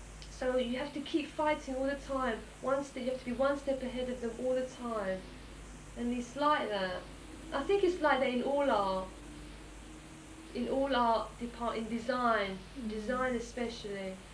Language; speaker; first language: English; early bilingual, other home language; Greek